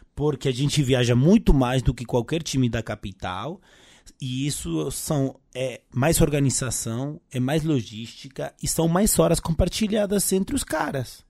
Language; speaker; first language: Portuguese; non-native, fluent; Spanish